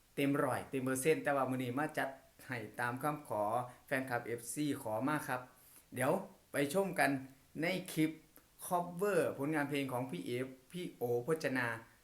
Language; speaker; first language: Thai; native; Thai